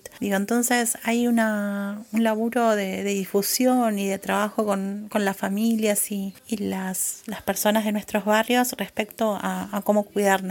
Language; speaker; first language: Spanish; native; Spanish